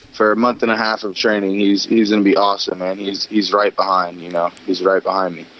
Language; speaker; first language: English; native; English